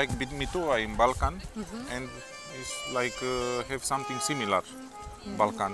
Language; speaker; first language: English; non-native, learner; Romanian